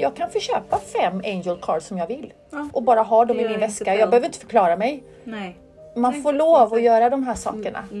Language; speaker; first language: Swedish; native; Swedish